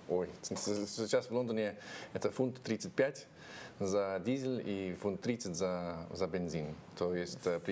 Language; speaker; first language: Russian; non-native, fluent; English